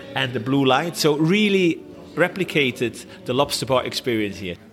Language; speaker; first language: English; non-native, fluent; Swiss German